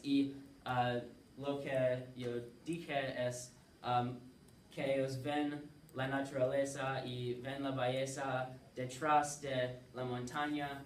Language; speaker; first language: Spanish; non-native, learner; English